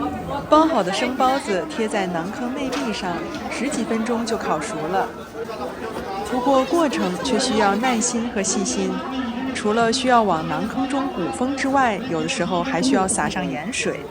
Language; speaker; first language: Chinese; native; Chinese